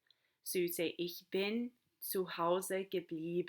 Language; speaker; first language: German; non-native, fluent; English